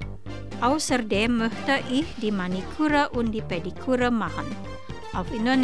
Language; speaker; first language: German; non-native, fluent; Indonesian